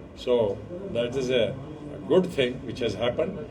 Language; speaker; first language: English; non-native, local second language; Hindi